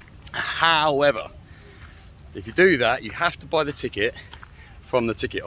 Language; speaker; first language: English; native; English